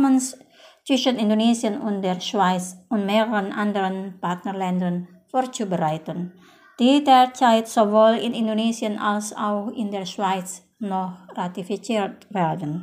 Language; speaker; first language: German; non-native, fluent; Indonesian